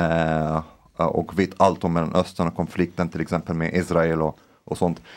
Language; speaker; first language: Swedish; non-native, fluent; Arabic